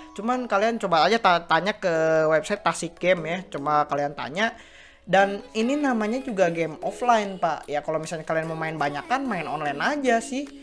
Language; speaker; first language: Indonesian; native; Indonesian